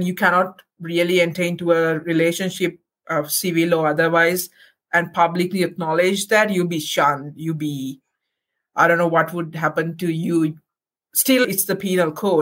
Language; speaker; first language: English; non-native, local second language; Sinhala